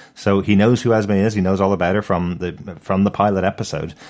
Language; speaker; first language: English; native; English